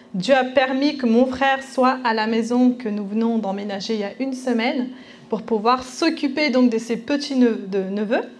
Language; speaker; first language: French; early bilingual, other home language; Spanish